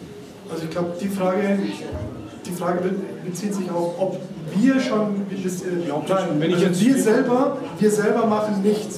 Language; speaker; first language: German; native; German